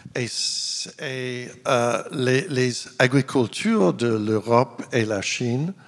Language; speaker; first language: French; non-native, learner; English